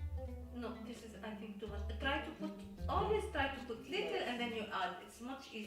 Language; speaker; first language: English; non-native, learner; Arabic